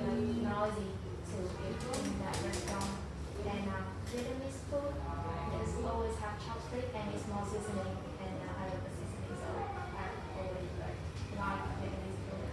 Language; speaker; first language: English; non-native, learner; Vietnamese